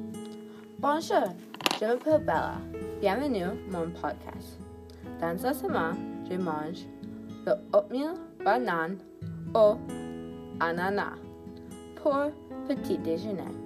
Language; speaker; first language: French; non-native, learner; English